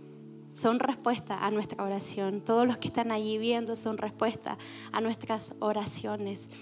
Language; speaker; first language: Spanish; native; Spanish